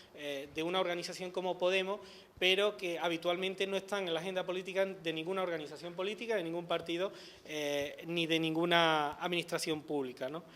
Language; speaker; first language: Spanish; native; Spanish